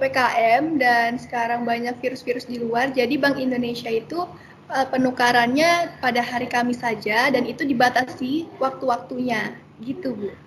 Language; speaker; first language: Indonesian; native; Indonesian